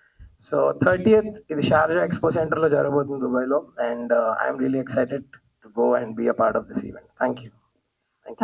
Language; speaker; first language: Telugu; native; Telugu